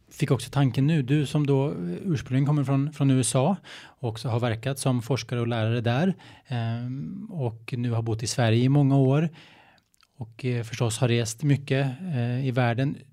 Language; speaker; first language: Swedish; native; Swedish